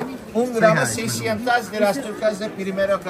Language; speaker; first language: Portuguese; non-native, learner; Turkish